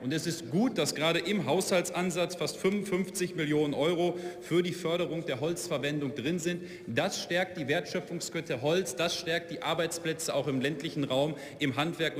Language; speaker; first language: German; native; German